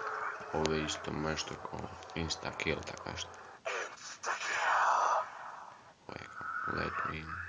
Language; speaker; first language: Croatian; early bilingual, heritage; Croatian